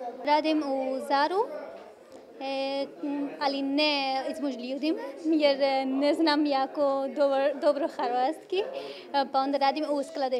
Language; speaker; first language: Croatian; non-native, learner; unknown